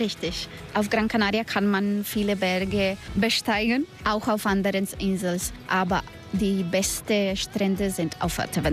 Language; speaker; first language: German; non-native, learner; Croatian